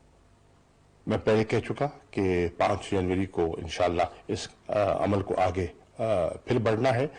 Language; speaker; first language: Urdu; native; Urdu